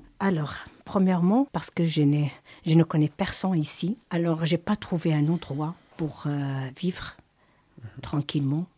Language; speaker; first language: French; non-native, learner; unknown